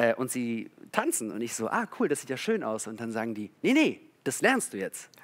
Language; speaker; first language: German; early bilingual, other home language; Russian